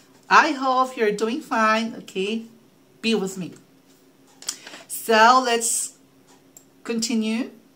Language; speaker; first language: English; non-native, local second language; Filipino